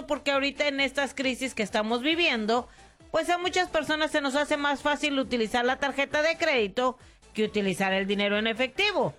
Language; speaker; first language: Spanish; native; Spanish